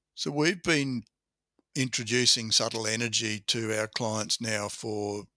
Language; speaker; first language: English; native; English